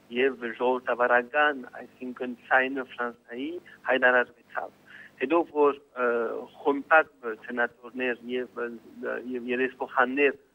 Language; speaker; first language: Armenian; early bilingual, heritage; Armenian